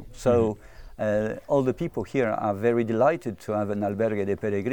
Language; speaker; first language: English; non-native, fluent; French